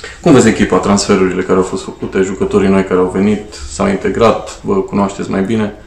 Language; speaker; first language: Romanian; native; Romanian